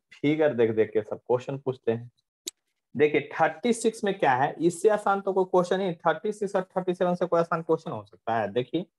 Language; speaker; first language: Hindi; native; Hindi